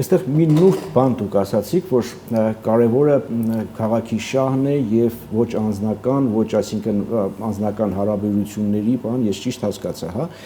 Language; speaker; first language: Armenian; native; Armenian